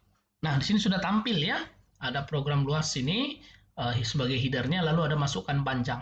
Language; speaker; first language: Indonesian; native; Indonesian